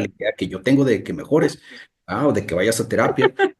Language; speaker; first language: Spanish; native; Spanish